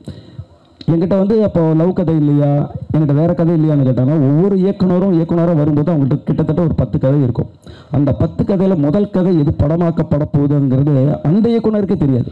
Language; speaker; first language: Tamil; native; Tamil